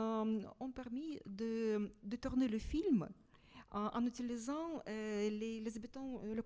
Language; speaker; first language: French; non-native, fluent; Russian